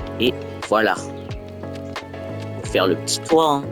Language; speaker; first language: French; native; French